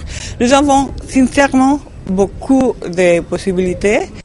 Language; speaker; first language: French; non-native, learner; Spanish